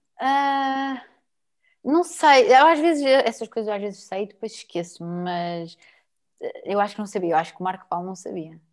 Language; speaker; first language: Portuguese; native; Portuguese